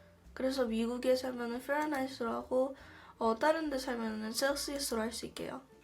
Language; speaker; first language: Korean; early bilingual, heritage; Korean